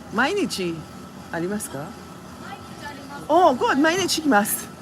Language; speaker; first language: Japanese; non-native, learner; English